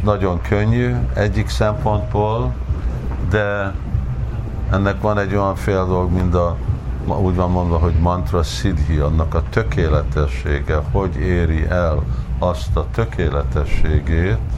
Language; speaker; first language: Hungarian; early bilingual, heritage; Hungarian